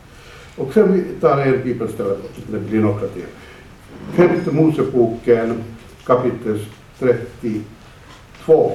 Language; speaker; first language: Swedish; non-native, fluent; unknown